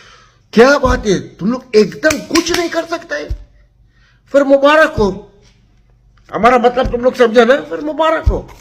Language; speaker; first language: Hindi; non-native, learner; Arabic